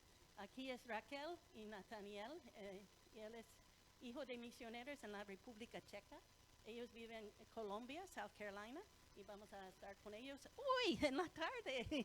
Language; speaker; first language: Spanish; non-native, fluent; English